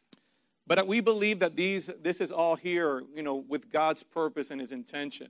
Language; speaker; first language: English; native; English